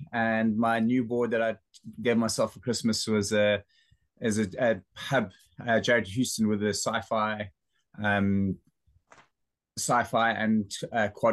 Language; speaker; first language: English; native; English